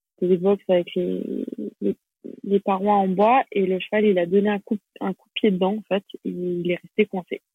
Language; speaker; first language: French; native; French